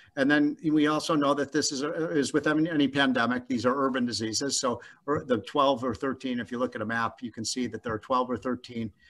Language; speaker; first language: English; native; English